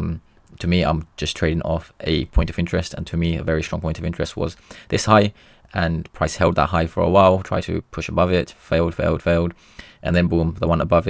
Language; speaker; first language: English; native; English